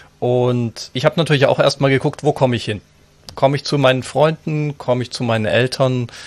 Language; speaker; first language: German; native; German